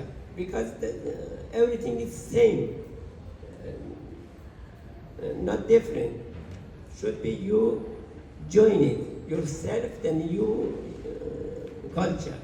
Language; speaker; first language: English; non-native, learner; Persian